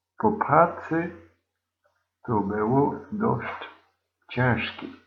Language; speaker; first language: Polish; non-native, learner; French